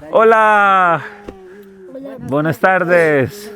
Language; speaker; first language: Spanish; non-native, learner; Hindi